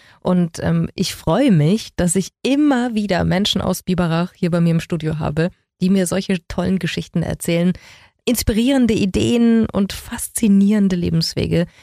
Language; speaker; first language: German; native; German